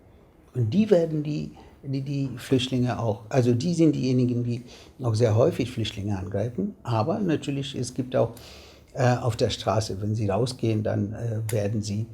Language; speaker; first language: German; non-native, fluent; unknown